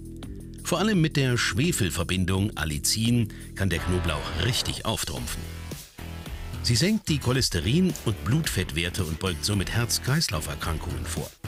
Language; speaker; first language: German; native; German